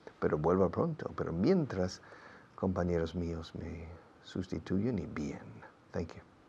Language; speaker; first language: Spanish; non-native, fluent; English